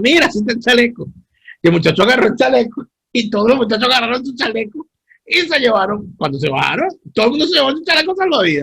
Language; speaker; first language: Spanish; native; Spanish